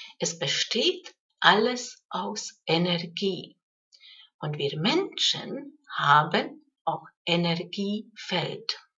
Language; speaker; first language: German; non-native, fluent; Hungarian